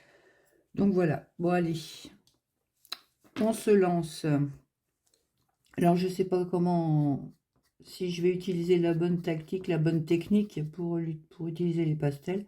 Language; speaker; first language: French; native; French